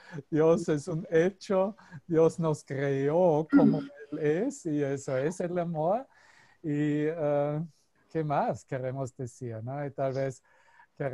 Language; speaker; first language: Spanish; non-native, fluent; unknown